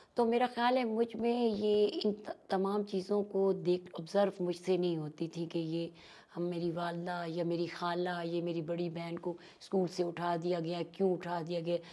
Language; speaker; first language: Urdu; non-native, local second language; Pashto